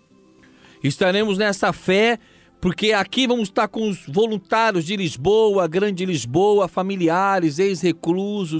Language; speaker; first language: Portuguese; native; Portuguese